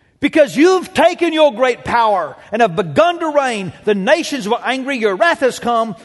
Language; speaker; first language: English; native; English